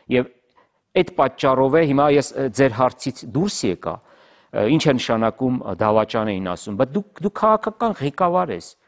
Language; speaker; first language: Armenian; native; Armenian